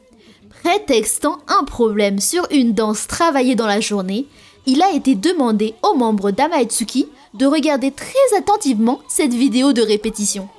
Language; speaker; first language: French; native; French